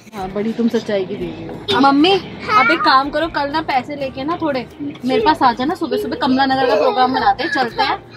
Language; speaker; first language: Hindi; native; Hindi